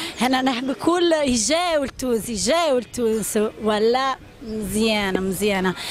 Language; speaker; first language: Arabic; non-native, learner; Italian